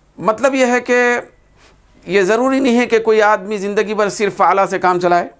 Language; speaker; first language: Urdu; native; Urdu